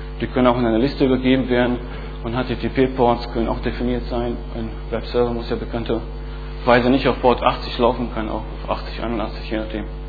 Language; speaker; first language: German; non-native, fluent; Bosnian